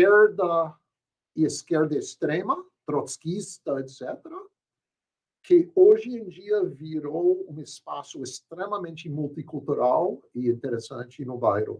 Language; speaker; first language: Portuguese; non-native, fluent; English